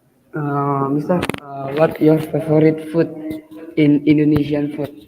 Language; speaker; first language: English; non-native, learner; Indonesian